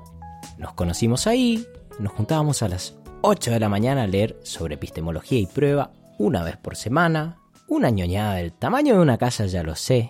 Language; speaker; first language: Spanish; native; Spanish